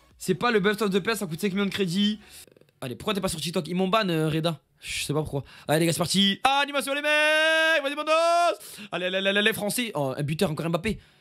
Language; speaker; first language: French; native; French